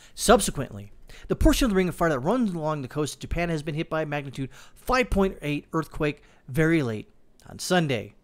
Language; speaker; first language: English; native; English